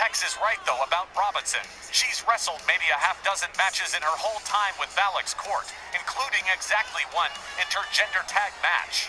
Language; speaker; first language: English; native; English